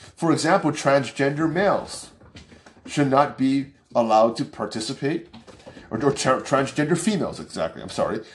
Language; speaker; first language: English; early bilingual, other home language; Chinese